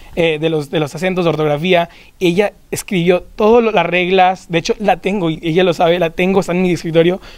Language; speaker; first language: Spanish; early bilingual, heritage; Spanish